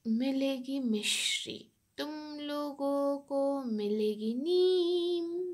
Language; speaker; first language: Hindi; non-native, local second language; Bangla